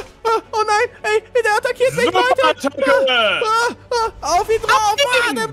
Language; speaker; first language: German; native; German